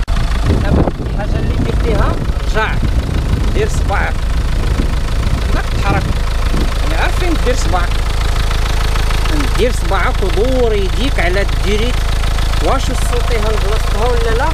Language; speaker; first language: Arabic; native; Arabic